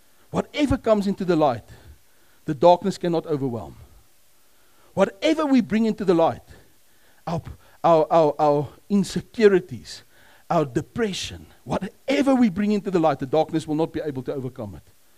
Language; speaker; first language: English; non-native, local second language; Afrikaans